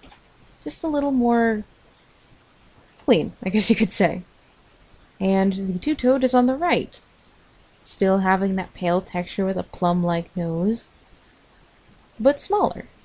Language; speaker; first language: English; native; English